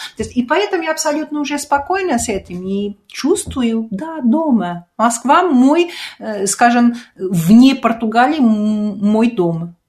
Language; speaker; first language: Russian; non-native, fluent; Portuguese